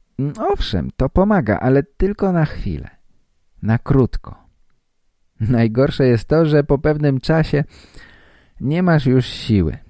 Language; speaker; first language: Polish; native; Polish